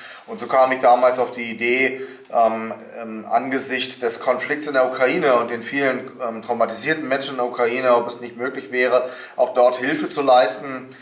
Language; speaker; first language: German; native; German